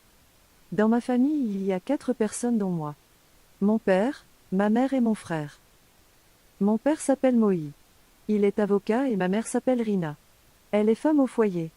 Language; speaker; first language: French; non-native, learner; Bangla